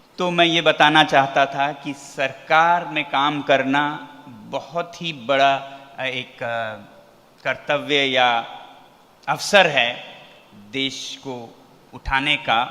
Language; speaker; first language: Hindi; non-native, local second language; Ladakhi